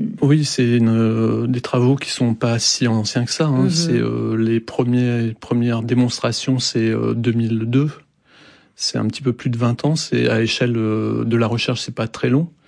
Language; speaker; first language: French; native; French